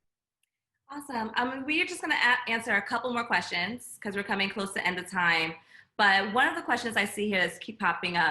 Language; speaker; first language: English; native; English